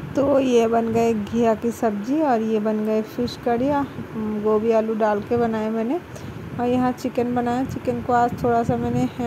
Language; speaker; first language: Hindi; non-native, local second language; Bangla